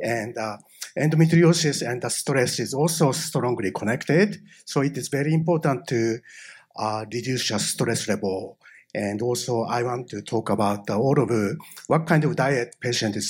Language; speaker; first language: English; non-native, fluent; Japanese